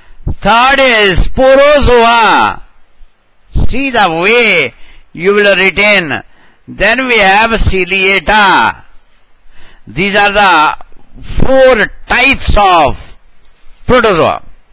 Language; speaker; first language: English; non-native, local second language; Hindi